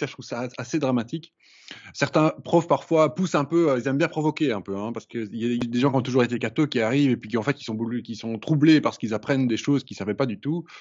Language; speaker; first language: French; native; French